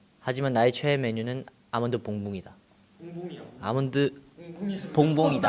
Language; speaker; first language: Korean; native; Korean